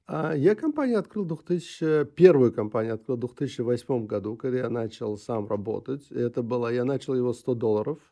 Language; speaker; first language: Russian; non-native, local second language; Uzbek